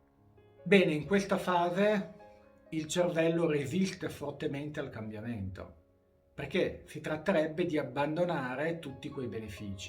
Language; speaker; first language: Italian; native; Italian